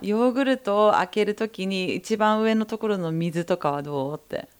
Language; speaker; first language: Japanese; early bilingual, heritage; Japanese